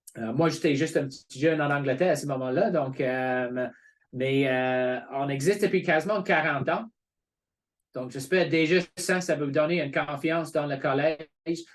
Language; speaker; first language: French; non-native, fluent; English